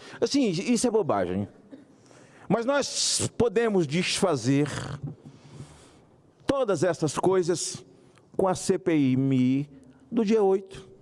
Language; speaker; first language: Portuguese; native; Portuguese